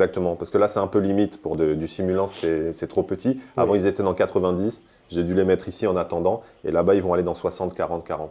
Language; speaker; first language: French; native; French